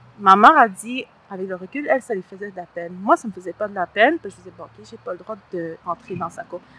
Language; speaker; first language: French; early bilingual, other home language; Spanish